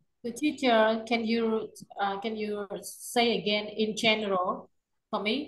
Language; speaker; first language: English; non-native, learner; Vietnamese